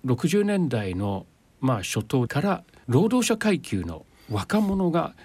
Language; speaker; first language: Japanese; non-native, fluent; English